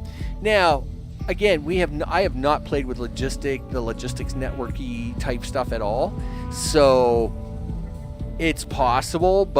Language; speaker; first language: English; native; English